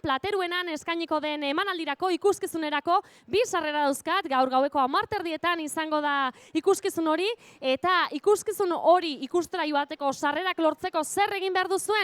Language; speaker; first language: Basque; native; Basque